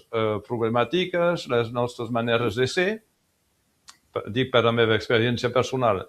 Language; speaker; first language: Catalan; early bilingual, heritage; French